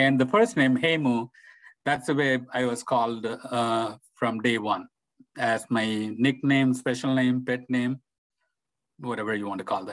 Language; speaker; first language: English; non-native, local second language; Tamil